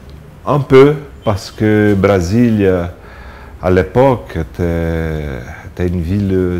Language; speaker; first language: French; non-native, fluent; Portuguese